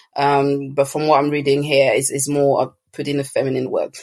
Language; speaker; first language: English; early bilingual, other home language; French